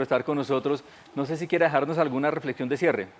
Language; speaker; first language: Spanish; native; Spanish